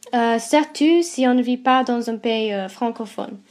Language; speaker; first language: French; non-native, fluent; English